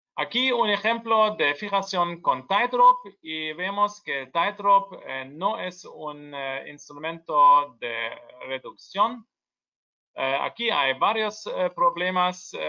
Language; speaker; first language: Spanish; non-native, learner; German